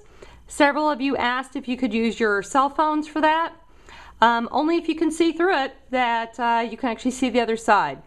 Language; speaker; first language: English; native; English